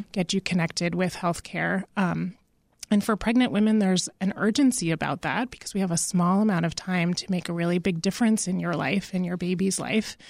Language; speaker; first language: English; native; English